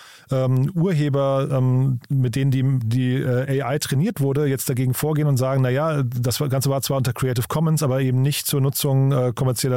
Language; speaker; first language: German; native; German